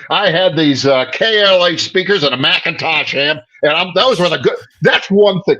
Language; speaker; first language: English; native; English